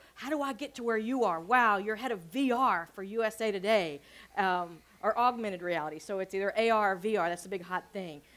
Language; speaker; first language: English; native; English